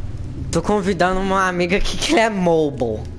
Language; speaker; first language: Portuguese; native; Portuguese